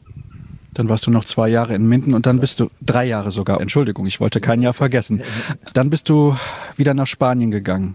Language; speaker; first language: German; native; German